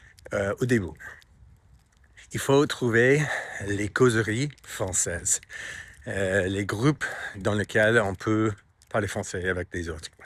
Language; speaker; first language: French; non-native, fluent; English